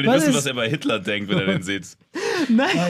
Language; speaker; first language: German; native; German